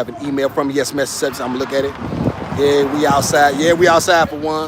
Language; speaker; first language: English; native; English